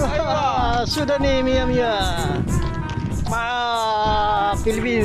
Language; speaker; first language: Arabic; non-native, learner; Filipino